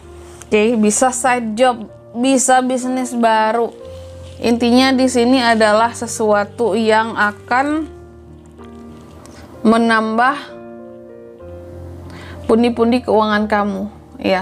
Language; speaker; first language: Indonesian; native; Indonesian